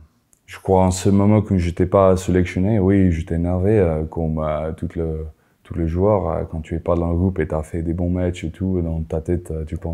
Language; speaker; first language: French; non-native, fluent; Afrikaans